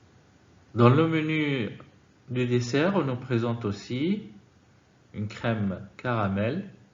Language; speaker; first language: French; non-native, fluent; Arabic